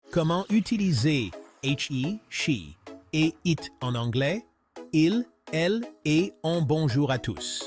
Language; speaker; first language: French; non-native, local second language; Haitian Creole